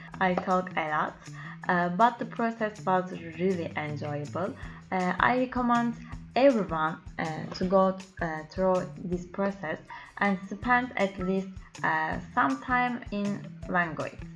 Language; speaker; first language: English; non-native, learner; Turkish